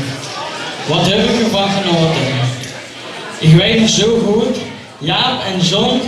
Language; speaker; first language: Dutch; native; Dutch